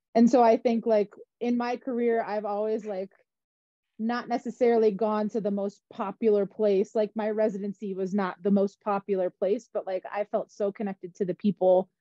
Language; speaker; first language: English; native; English